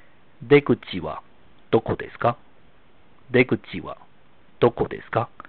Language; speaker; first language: Japanese; non-native, fluent; Chinese